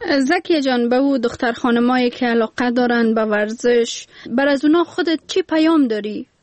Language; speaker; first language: Persian; native; Persian